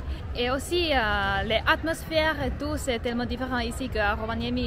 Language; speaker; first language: French; non-native, fluent; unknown